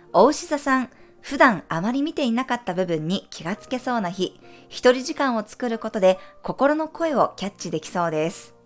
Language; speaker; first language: Japanese; native; Japanese